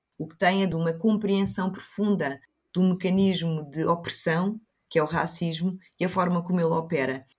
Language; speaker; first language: Portuguese; early bilingual, other home language; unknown